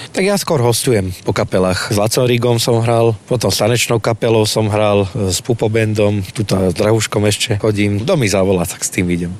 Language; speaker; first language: Slovak; native; Slovak